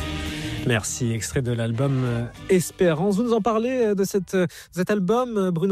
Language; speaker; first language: French; native; French